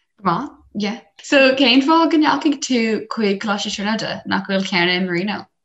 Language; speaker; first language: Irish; non-native, local second language; English